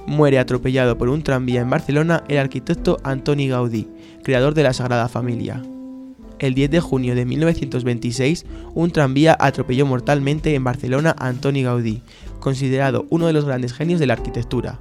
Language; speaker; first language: Spanish; native; Spanish